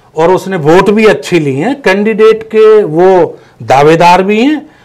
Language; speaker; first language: Hindi; native; Hindi